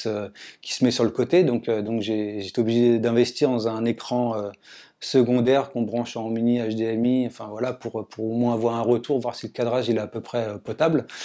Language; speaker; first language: French; native; French